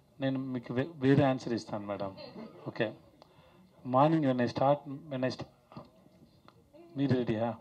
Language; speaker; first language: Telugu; non-native, learner; Tamil